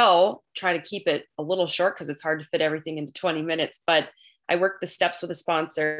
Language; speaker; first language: English; native; English